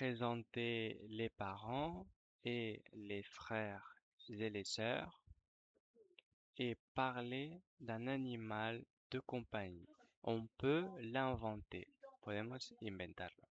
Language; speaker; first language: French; non-native, fluent; Spanish